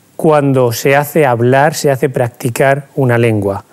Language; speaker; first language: Spanish; native; Spanish